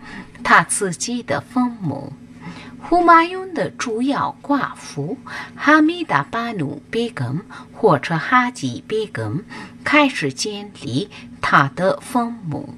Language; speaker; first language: Chinese; non-native, learner; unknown